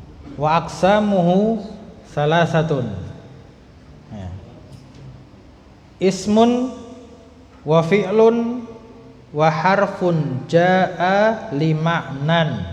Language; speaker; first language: Arabic; non-native, fluent; Indonesian